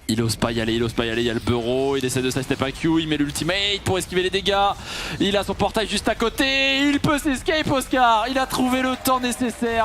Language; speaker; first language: French; native; French